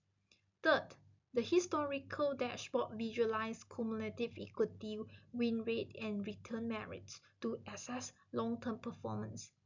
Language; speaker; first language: English; non-native, local second language; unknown